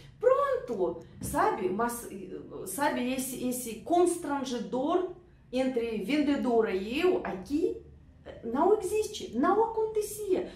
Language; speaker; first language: Portuguese; non-native, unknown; Russian